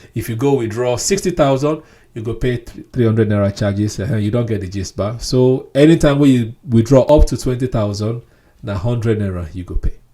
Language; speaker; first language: Nigerian Pidgin; non-native, local second language; Yoruba